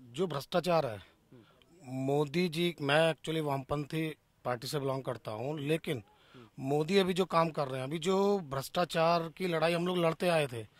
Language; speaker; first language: Hindi; native; Hindi